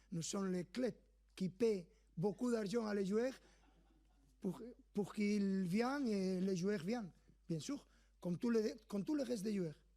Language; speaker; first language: French; non-native, fluent; Spanish